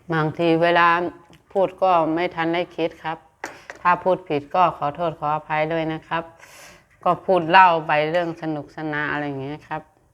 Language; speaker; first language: Thai; native; Thai